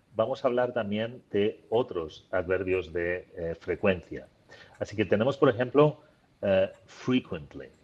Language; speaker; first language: Spanish; native; Spanish